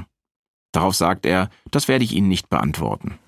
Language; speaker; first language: German; native; German